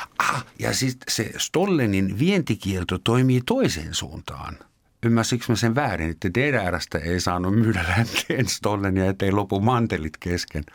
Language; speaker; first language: Finnish; non-native, fluent; German